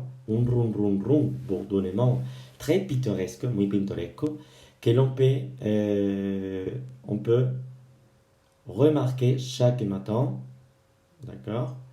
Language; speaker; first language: French; non-native, fluent; Spanish